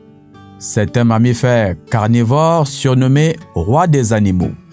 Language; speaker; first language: French; native; French